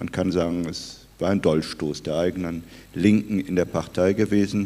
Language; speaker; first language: German; native; German